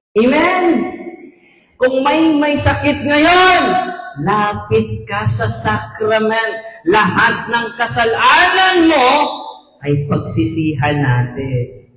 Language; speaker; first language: Filipino; non-native, local second language; Cebuano